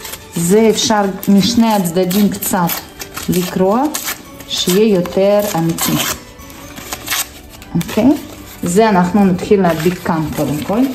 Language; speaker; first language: Hebrew; non-native, fluent; Russian